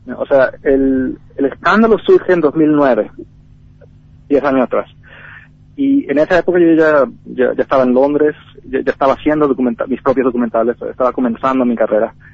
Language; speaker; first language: Spanish; early bilingual, heritage; Spanish